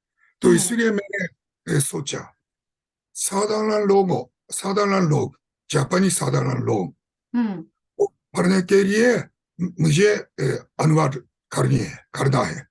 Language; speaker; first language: Hindi; non-native, fluent; Japanese